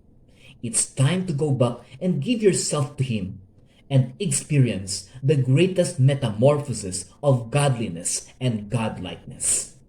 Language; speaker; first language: English; non-native, local second language; Hiligaynon